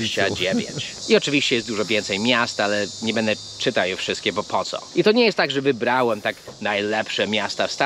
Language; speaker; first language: Polish; non-native, fluent; English